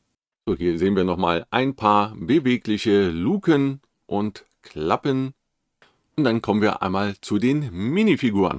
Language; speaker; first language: German; native; German